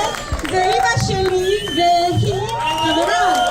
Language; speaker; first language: Hebrew; non-native, learner; Korean